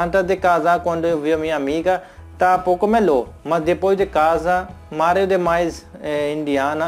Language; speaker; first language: Portuguese; non-native, learner; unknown